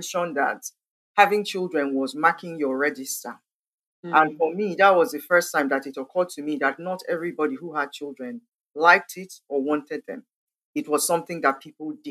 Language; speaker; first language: English; non-native, local second language; Igbo